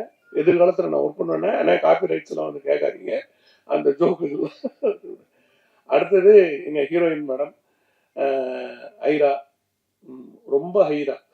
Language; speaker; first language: Tamil; native; Tamil